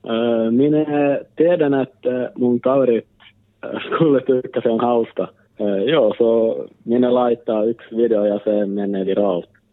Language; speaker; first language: Finnish; non-native, local second language; Swedish